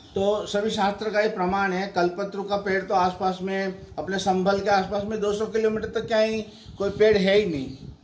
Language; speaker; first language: Hindi; non-native, local second language; Gujarati